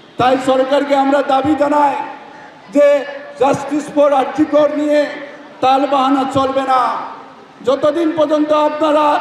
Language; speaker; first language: Bangla; non-native, learner; Assamese